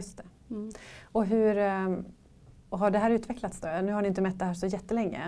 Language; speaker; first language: Swedish; native; Swedish